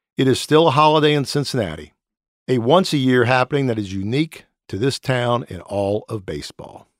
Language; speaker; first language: English; native; English